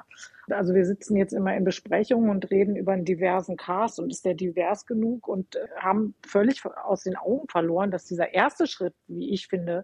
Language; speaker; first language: German; native; German